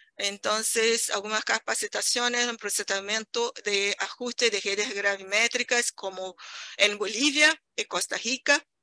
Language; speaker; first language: Spanish; non-native, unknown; Portuguese